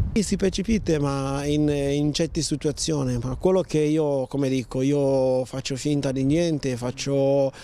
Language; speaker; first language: Italian; non-native, fluent; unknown